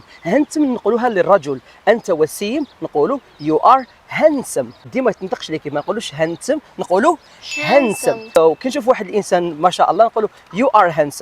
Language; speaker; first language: Arabic; native; Arabic